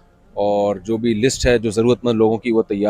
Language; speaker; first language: Urdu; native; Urdu